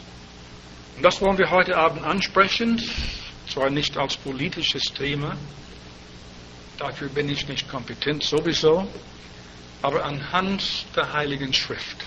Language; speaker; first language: German; native; German